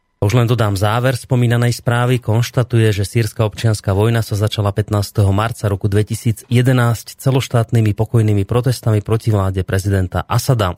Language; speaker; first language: Slovak; native; Slovak